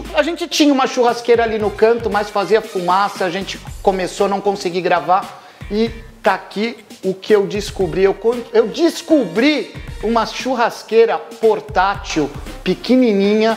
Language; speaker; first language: Portuguese; native; Portuguese